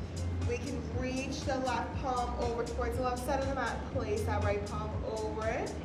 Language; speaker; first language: English; native; English